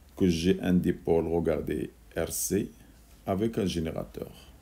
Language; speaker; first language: French; non-native, local second language; Arabic